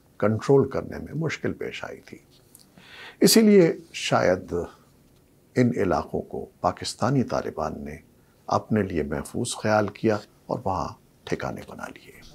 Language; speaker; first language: Urdu; native; Urdu